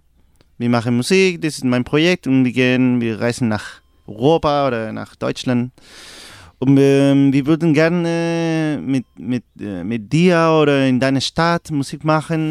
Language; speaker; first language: German; non-native, learner; Spanish